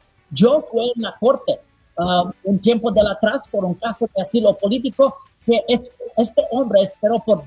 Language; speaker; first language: Spanish; non-native, fluent; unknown